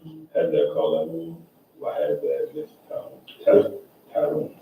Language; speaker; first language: Arabic; non-native, learner; English